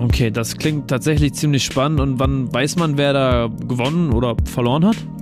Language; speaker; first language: German; native; German